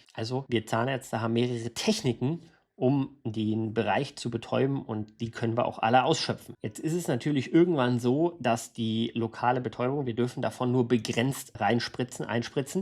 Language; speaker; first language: German; native; German